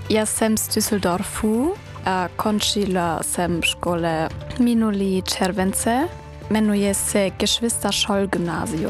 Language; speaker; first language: Czech; non-native, learner; German